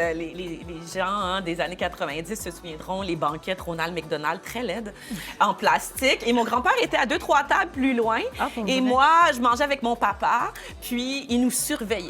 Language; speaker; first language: French; native; French